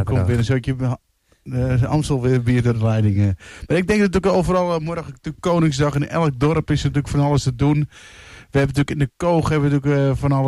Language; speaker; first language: Dutch; native; Dutch